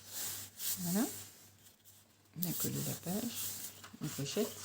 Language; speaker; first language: French; native; French